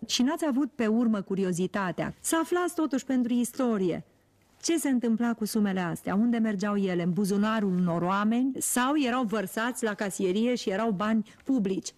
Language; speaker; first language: Romanian; native; Romanian